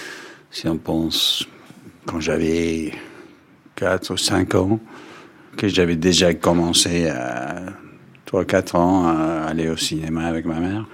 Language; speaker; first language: French; non-native, fluent; English